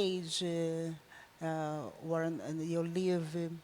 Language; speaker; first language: English; non-native, learner; Portuguese